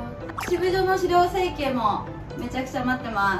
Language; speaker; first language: Japanese; native; Japanese